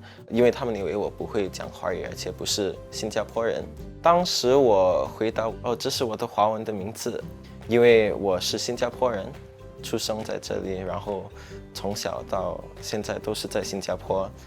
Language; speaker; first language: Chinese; non-native, local second language; English